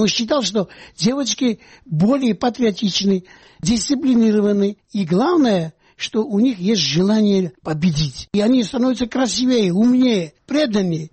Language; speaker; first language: Russian; non-native, local second language; Georgian